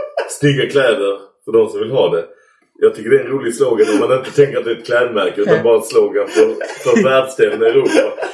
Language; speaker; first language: Swedish; native; Swedish